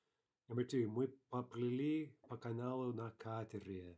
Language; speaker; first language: Russian; non-native, fluent; English